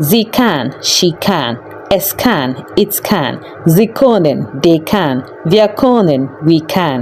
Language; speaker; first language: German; non-native, learner; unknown